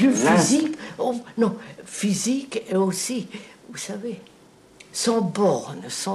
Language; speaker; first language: French; non-native, fluent; Telugu